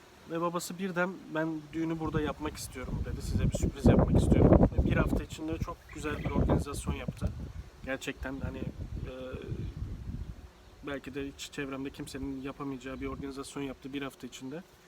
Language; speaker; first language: Turkish; native; Turkish